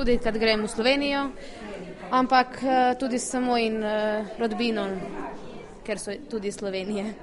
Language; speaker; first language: Slovenian; early bilingual, heritage; Croatian